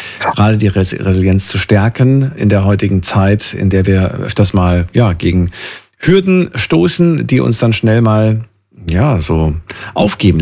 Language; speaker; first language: German; native; German